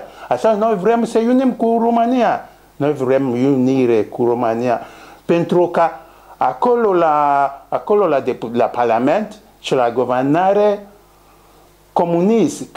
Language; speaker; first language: Romanian; non-native, learner; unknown